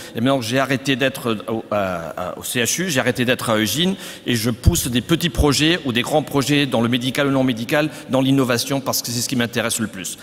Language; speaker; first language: French; non-native, fluent; Catalan